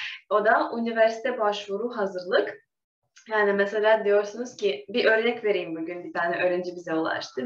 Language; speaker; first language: Turkish; non-native, fluent; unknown